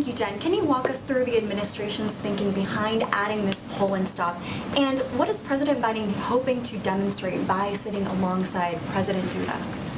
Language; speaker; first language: English; native; English